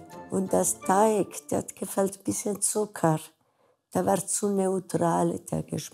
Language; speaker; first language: German; non-native, learner; Spanish